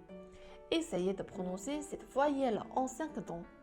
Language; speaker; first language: French; non-native, fluent; Chinese